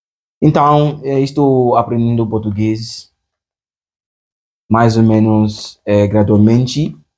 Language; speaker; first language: Portuguese; non-native, learner; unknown